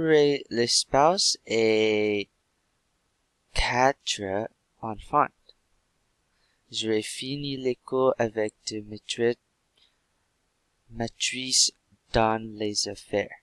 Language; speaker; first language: French; non-native, learner; English